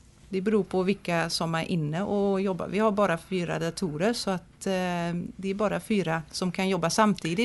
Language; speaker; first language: Swedish; non-native, fluent; Dutch